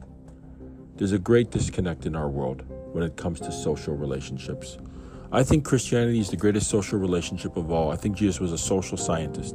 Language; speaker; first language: English; native; English